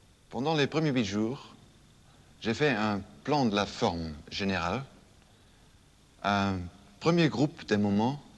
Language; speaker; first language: French; non-native, fluent; German